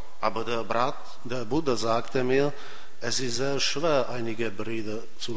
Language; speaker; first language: German; non-native, fluent; Czech